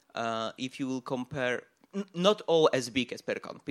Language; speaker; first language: English; non-native, fluent; Polish